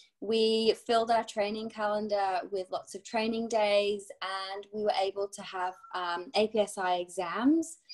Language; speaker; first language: English; native; English